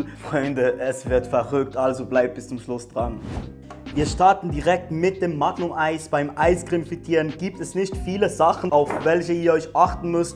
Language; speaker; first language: German; native; German